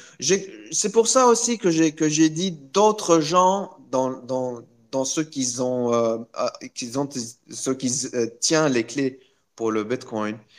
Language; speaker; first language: French; non-native, local second language; Arabic